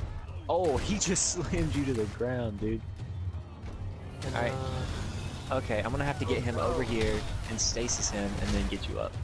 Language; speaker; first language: English; native; English